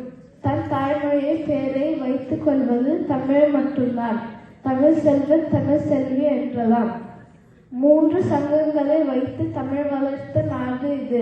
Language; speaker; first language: Tamil; early bilingual, heritage; Tamil